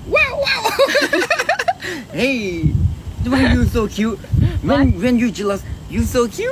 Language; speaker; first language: English; non-native, learner; Thai